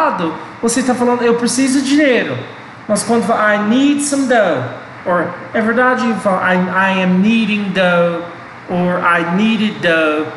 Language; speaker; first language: Portuguese; non-native, learner; English